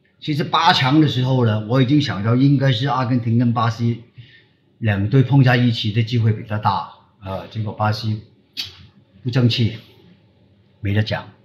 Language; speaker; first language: Chinese; non-native, local second language; Cantonese